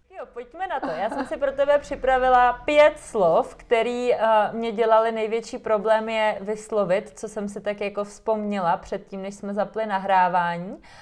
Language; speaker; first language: Czech; native; Czech